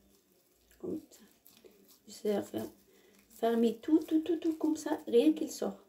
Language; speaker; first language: French; non-native, learner; Arabic